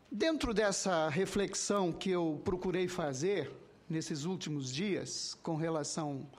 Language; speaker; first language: Portuguese; native; Portuguese